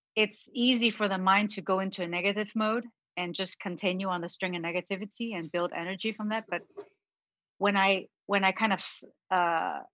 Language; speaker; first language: English; early bilingual, other home language; Cantonese